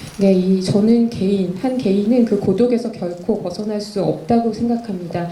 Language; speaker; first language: Korean; native; Korean